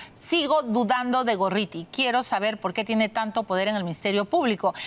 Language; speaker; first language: Spanish; native; Spanish